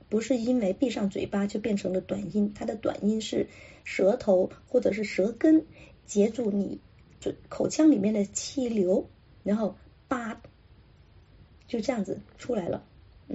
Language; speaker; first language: Chinese; non-native, local second language; Cantonese